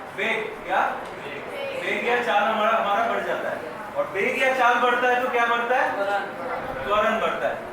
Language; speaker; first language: Hindi; non-native, local second language; Bangla